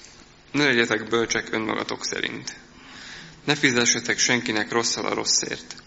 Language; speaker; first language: Hungarian; native; Hungarian